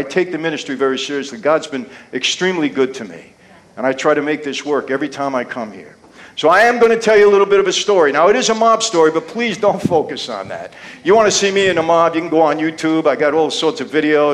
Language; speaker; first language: English; native; English